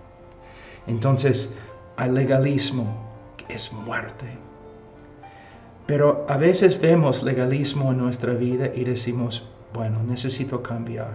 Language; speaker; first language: Spanish; non-native, fluent; English